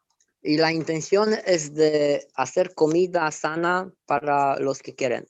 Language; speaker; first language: Spanish; non-native, fluent; Romanian